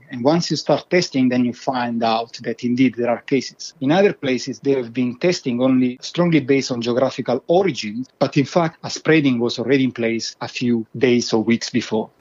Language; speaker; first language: English; non-native, fluent; Italian